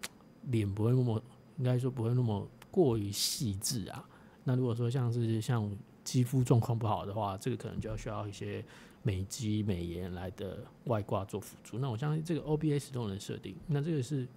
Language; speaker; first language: Chinese; native; Chinese